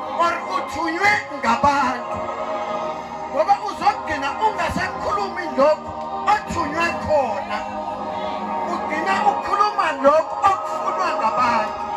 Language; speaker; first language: Zulu; non-native, local second language; South Ndebele